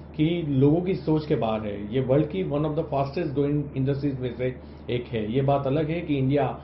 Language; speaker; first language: Hindi; non-native, local second language; Gujarati